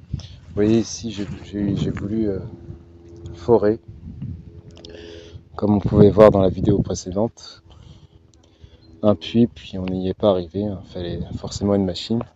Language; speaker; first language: French; native; French